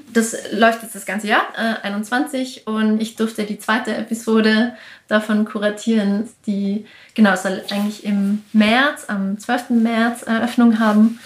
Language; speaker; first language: German; native; German